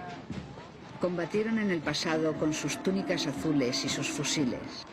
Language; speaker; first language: Spanish; native; Spanish